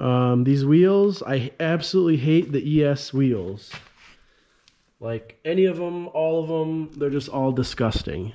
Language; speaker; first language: English; native; English